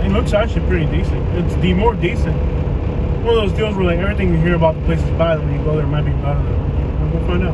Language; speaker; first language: English; early bilingual, other home language; Spanish